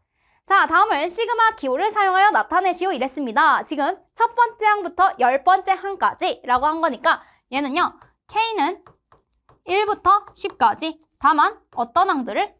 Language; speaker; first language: Korean; native; Korean